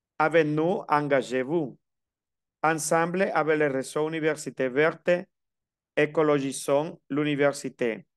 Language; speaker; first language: French; non-native, fluent; Spanish